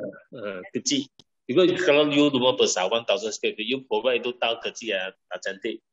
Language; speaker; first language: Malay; non-native, local second language; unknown